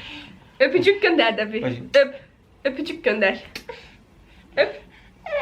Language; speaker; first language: Turkish; non-native, fluent; Portuguese